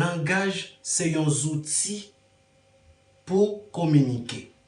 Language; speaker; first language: French; non-native, learner; Haitian Creole